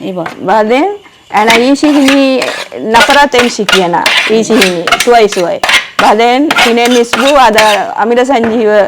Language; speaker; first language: Arabic; non-native, learner; Sinhala